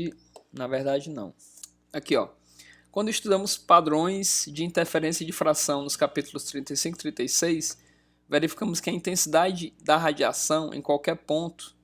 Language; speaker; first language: Portuguese; native; Portuguese